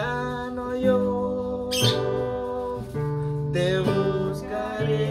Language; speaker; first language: Spanish; native; Spanish